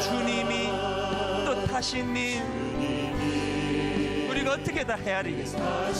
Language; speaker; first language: Korean; native; Korean